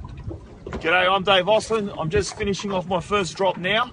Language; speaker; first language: English; native; English